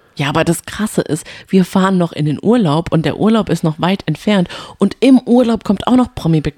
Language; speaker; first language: German; native; German